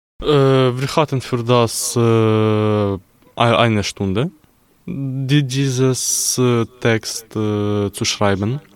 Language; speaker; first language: German; non-native, learner; Ukrainian